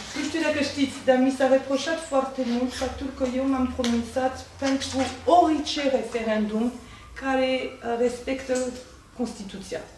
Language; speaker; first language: Romanian; non-native, fluent; French